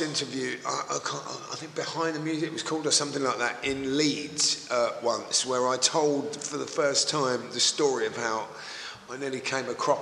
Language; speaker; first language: English; native; English